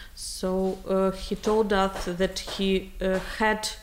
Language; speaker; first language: English; non-native, learner; Ukrainian